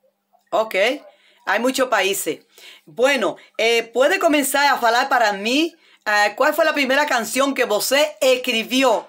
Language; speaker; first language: Spanish; native; Spanish